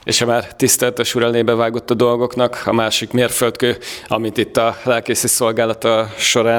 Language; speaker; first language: Hungarian; native; Hungarian